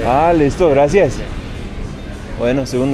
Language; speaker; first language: Spanish; non-native, fluent; English